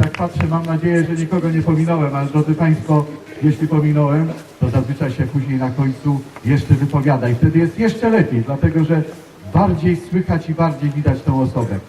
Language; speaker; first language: Polish; native; Polish